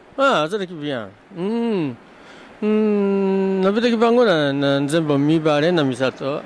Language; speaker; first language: Lingala; non-native, fluent; Japanese